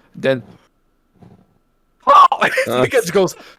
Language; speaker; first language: English; native; English